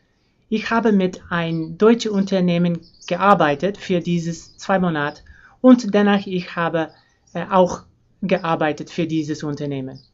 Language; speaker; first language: German; non-native, learner; English